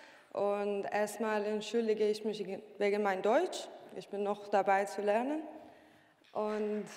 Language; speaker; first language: German; non-native, learner; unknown